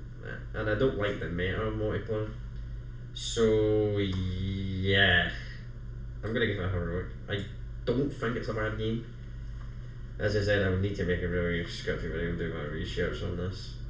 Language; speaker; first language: English; native; English